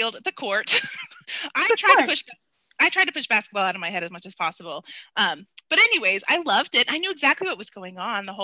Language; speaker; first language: English; native; English